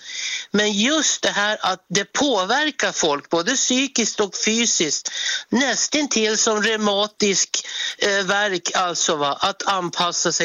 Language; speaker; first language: Swedish; native; Swedish